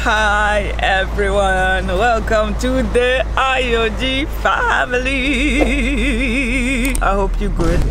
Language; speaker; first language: English; non-native, learner; French